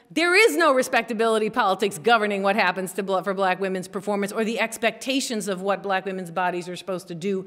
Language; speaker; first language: English; native; English